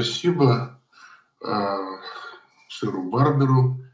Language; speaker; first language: Russian; native; Russian